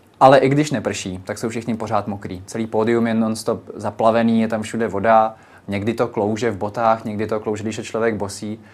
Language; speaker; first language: Czech; native; Czech